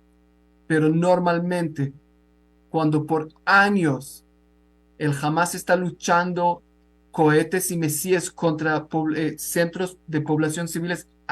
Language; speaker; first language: Spanish; non-native, fluent; Hebrew